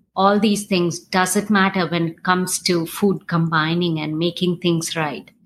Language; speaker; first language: English; non-native, local second language; Tamil